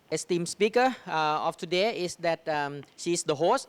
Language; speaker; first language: English; non-native, fluent; Thai